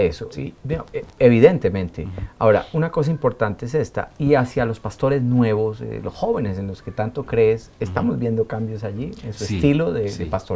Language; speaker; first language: Spanish; native; Spanish